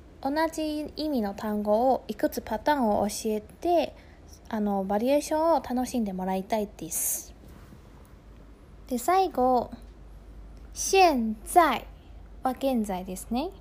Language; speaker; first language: Japanese; non-native, fluent; Chinese